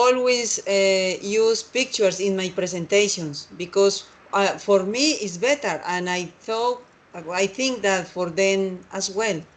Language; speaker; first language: English; non-native, learner; Spanish